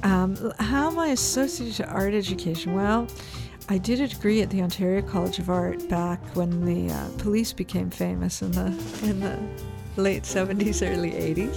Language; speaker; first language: English; native; English